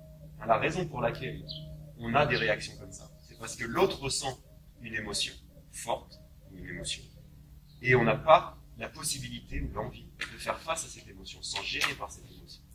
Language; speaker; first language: French; native; French